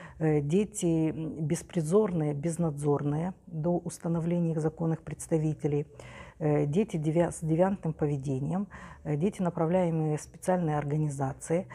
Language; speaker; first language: Russian; native; Russian